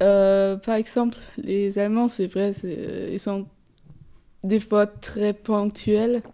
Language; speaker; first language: French; non-native, fluent; German